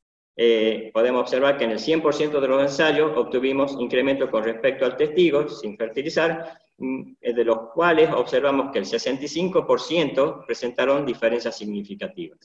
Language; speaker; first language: Spanish; native; Spanish